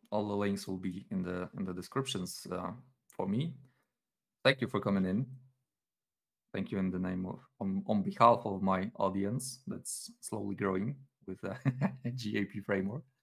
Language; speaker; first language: English; non-native, fluent; Polish